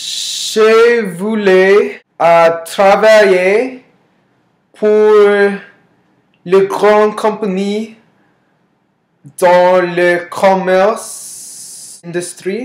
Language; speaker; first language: French; non-native, learner; English